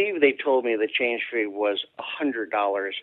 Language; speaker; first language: English; native; English